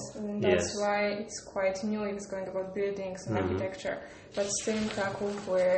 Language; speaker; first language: English; non-native, learner; Polish